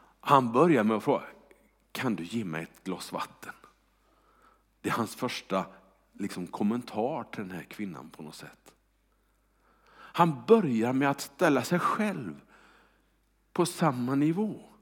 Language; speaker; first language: Swedish; native; Swedish